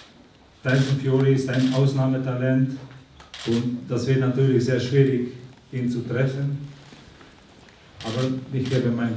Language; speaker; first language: German; non-native, fluent; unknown